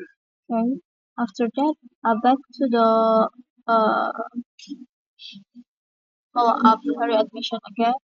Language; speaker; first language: English; non-native, learner; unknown